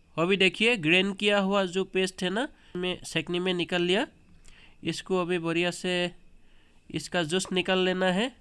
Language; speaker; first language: Hindi; non-native, local second language; Assamese